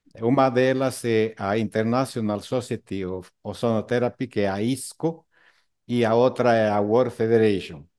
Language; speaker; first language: Portuguese; non-native, fluent; Spanish